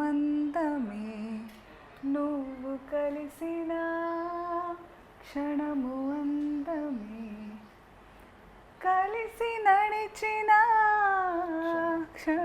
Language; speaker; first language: Telugu; native; Telugu